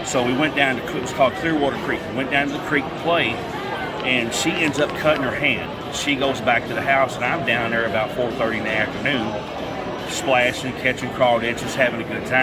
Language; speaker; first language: English; native; English